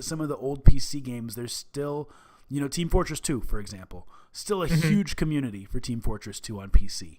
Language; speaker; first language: English; native; English